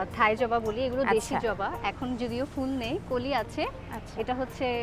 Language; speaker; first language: Bangla; native; Bangla